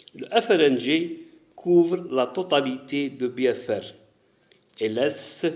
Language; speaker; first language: French; non-native, local second language; Arabic